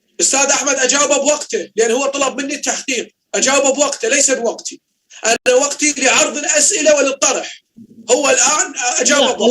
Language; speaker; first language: Arabic; native; Arabic